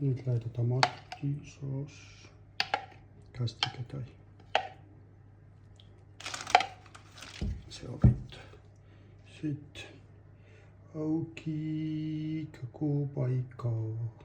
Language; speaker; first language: Finnish; non-native, learner; Arabic